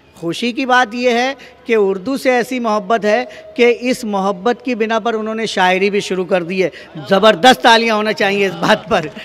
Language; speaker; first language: Hindi; native; Hindi